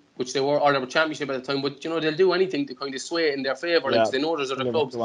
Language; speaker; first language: English; native; English